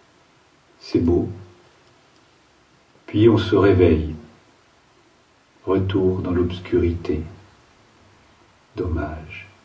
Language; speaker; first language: French; native; French